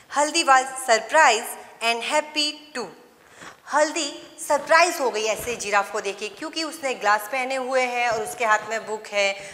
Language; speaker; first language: Hindi; non-native, local second language; Gujarati